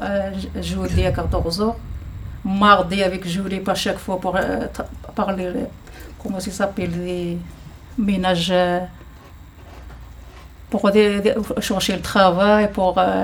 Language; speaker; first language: French; non-native, learner; Arabic